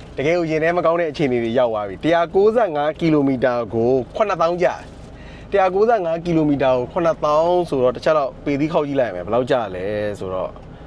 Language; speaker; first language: Burmese; native; Burmese